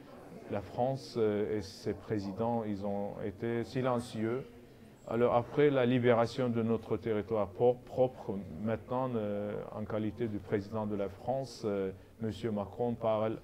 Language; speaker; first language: French; non-native, learner; Azerbaijani